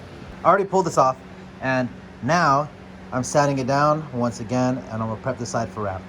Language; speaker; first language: English; native; English